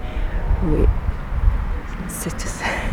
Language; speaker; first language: French; non-native, learner; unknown